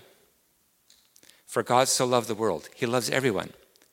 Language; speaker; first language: English; native; English